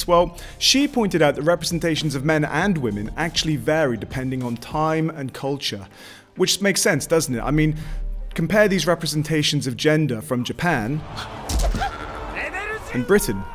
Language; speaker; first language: English; native; English